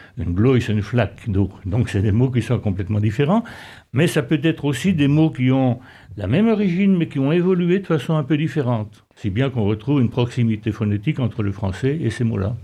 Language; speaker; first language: French; native; French